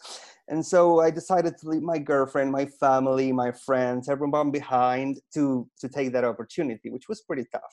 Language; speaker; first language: English; non-native, fluent; Spanish